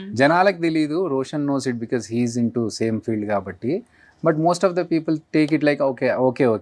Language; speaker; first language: Telugu; native; Telugu